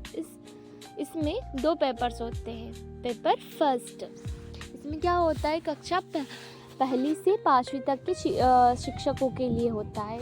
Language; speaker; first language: Hindi; native; Hindi